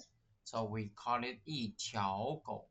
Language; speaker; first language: English; non-native, fluent; Chinese